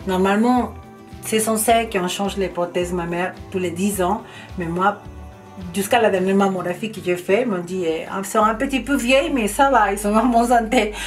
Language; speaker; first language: French; non-native, fluent; Spanish